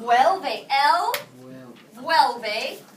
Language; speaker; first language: Spanish; non-native, fluent; English